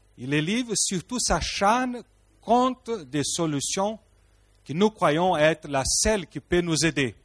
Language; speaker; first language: French; non-native, fluent; Portuguese